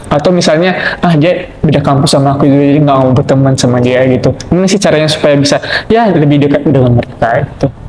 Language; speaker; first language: Indonesian; native; Indonesian